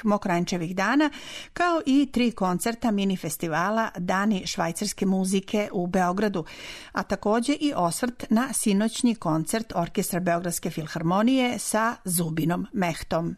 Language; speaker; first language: Serbian; native; Serbian